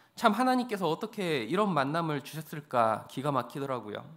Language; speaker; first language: Korean; native; Korean